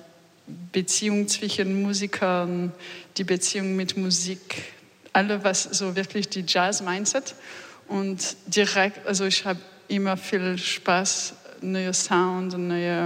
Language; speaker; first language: German; non-native, fluent; French